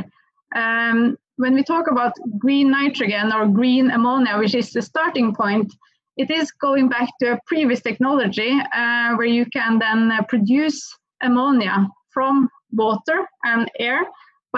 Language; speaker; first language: English; non-native, fluent; Norwegian